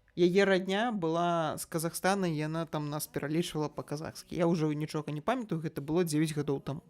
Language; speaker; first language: Belarusian; non-native, local second language; Russian